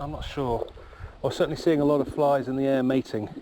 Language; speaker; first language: English; native; English